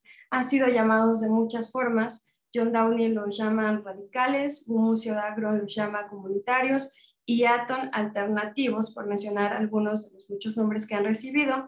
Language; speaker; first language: Spanish; native; Spanish